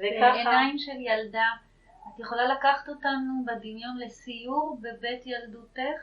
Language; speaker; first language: Hebrew; native; Hebrew